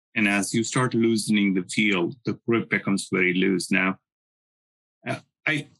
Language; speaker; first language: English; non-native, local second language; Hindi